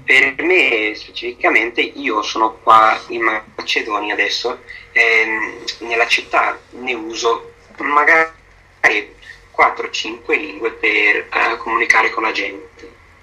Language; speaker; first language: Italian; non-native, fluent; English